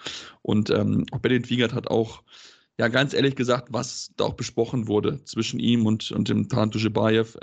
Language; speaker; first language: German; native; German